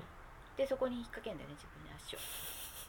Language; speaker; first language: Japanese; native; Japanese